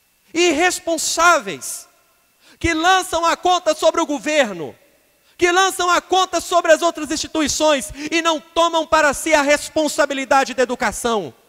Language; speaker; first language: Portuguese; native; Portuguese